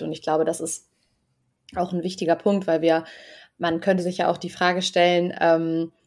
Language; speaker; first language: German; native; German